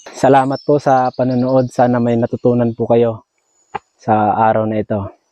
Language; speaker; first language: Filipino; non-native, local second language; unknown